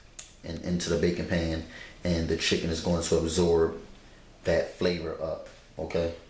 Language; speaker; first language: English; native; English